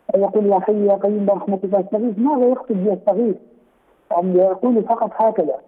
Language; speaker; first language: Arabic; non-native, fluent; Urdu